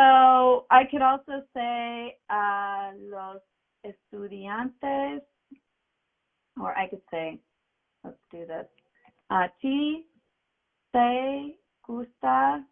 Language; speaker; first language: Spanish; non-native, fluent; English